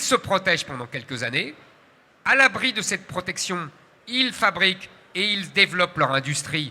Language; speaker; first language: French; native; French